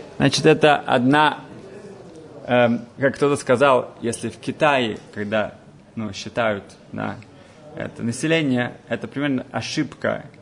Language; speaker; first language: Russian; early bilingual, heritage; Russian